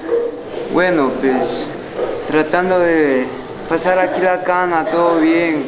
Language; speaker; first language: Spanish; native; Spanish